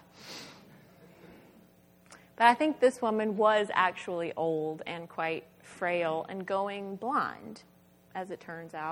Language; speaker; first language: English; native; English